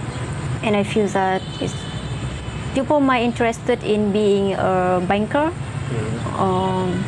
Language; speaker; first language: English; non-native, fluent; Vietnamese